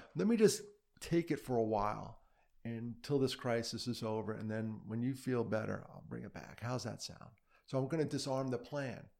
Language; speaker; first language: English; native; English